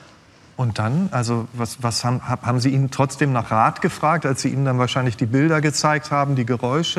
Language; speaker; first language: German; native; German